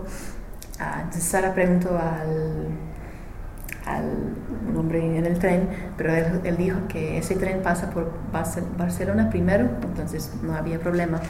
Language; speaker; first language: Spanish; non-native, learner; English